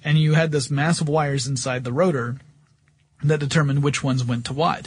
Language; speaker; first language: English; native; English